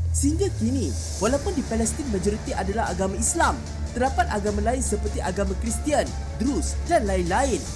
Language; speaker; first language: Malay; native; Malay